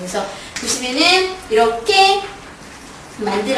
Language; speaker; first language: Korean; native; Korean